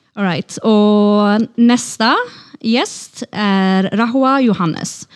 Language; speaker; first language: Norwegian; non-native, fluent; Kurdish